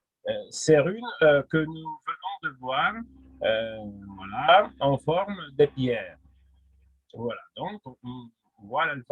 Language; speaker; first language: French; non-native, fluent; Russian